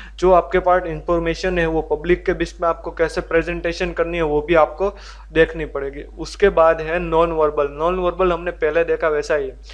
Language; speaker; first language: Hindi; non-native, local second language; Gujarati